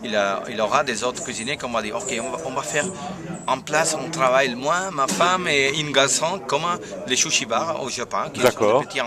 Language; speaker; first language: French; non-native, learner; Spanish